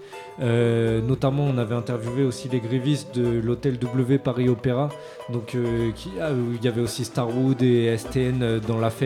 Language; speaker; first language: French; native; French